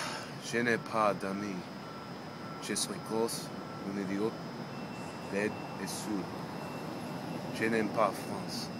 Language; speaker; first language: French; non-native, learner; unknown